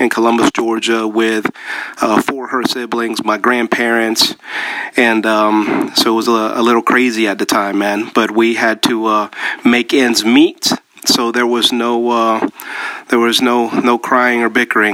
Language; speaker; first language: English; early bilingual, other home language; Spanish